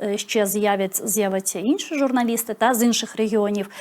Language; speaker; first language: Ukrainian; non-native, local second language; Crimean Tatar